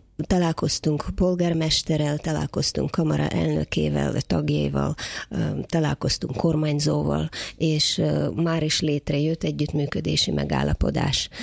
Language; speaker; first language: Hungarian; non-native, fluent; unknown